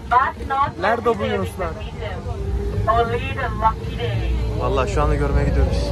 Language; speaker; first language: Turkish; native; Turkish